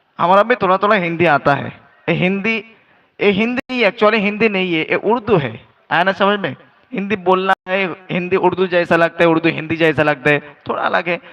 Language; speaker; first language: Hindi; non-native, learner; Bangla